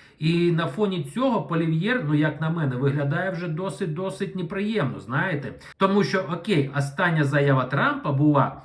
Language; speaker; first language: Ukrainian; non-native, local second language; Russian